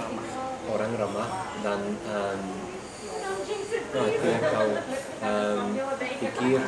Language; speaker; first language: Indonesian; non-native, learner; English